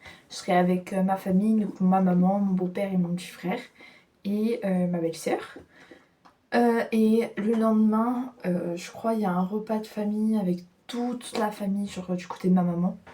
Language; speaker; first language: French; native; French